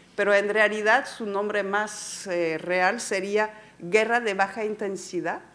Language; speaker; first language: Spanish; non-native, fluent; French